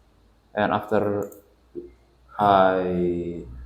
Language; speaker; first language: English; non-native, learner; Indonesian